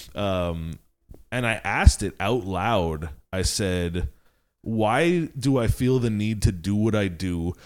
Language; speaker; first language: English; native; English